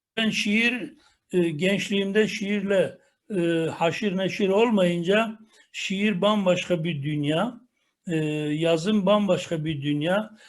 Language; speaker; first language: Turkish; non-native, local second language; Kurdish